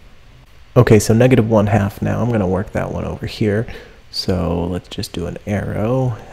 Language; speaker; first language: English; native; English